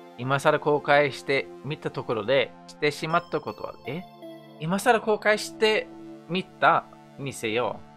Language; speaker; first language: Japanese; non-native, fluent; English